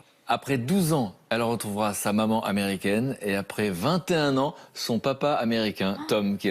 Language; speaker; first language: French; native; French